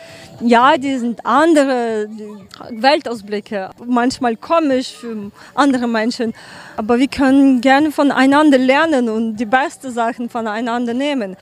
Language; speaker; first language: German; non-native, learner; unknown